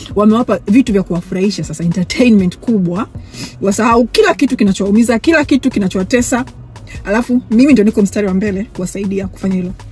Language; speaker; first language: Swahili; native; Swahili